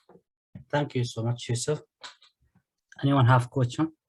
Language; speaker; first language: English; non-native, fluent; Arabic